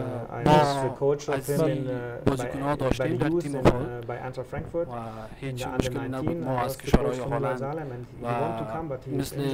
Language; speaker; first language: English; non-native, fluent; German